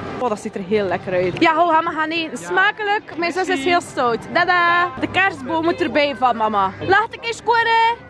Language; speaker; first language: Dutch; native; Dutch